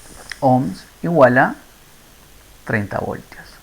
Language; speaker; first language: Spanish; native; Spanish